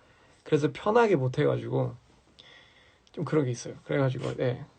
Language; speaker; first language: Korean; early bilingual, heritage; English